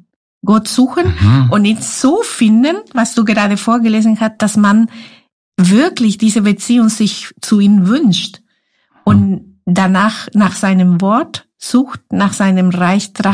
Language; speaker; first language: German; non-native, fluent; Spanish